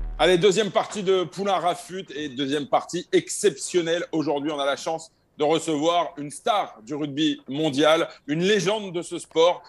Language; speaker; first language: French; native; French